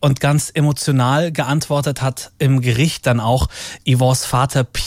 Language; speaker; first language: German; native; German